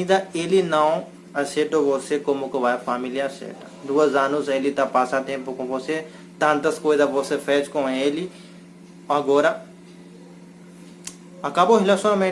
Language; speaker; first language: Portuguese; non-native, learner; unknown